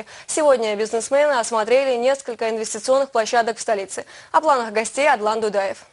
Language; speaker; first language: Russian; native; Russian